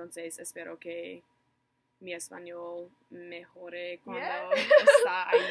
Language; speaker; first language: Spanish; non-native, learner; English